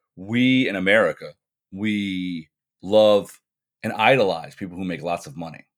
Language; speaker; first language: English; native; English